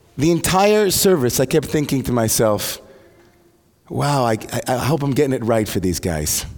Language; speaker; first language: English; native; English